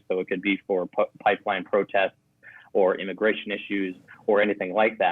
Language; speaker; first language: English; native; English